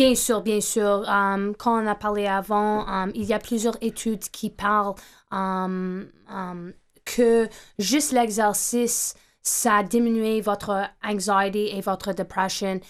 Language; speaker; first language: French; non-native, fluent; English